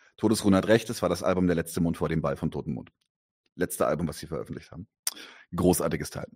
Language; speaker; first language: German; native; German